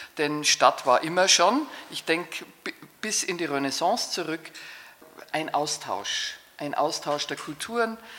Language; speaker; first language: German; native; German